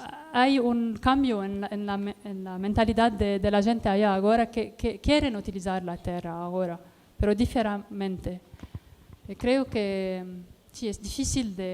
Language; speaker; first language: Spanish; non-native, learner; Arabic